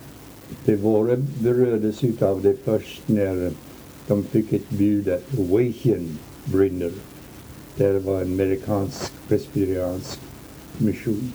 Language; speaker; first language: Swedish; early bilingual, heritage; Swedish